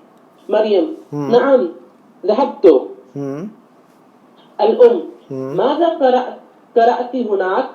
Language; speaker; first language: Arabic; non-native, learner; Urdu